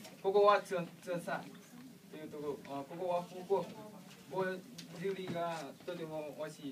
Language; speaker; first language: Japanese; non-native, learner; Vietnamese